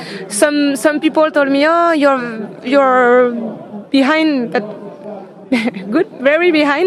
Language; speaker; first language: English; non-native, learner; French